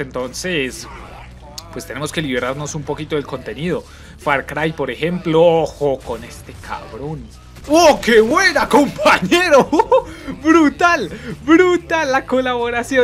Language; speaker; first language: Spanish; native; Spanish